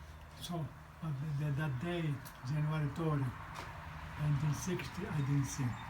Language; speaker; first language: English; non-native, fluent; Italian